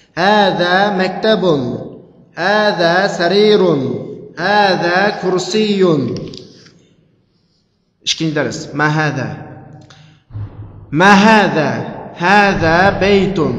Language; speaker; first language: Arabic; non-native, fluent; Uyghur